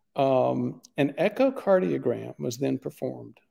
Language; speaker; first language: English; native; English